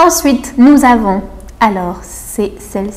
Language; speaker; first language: French; native; French